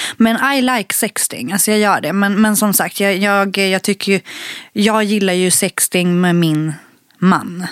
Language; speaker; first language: Swedish; early bilingual, other home language; Spanish